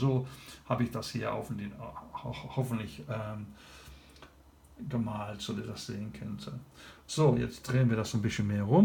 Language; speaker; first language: German; non-native, learner; English